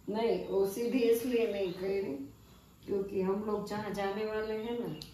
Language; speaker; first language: Hindi; non-native, local second language; Gujarati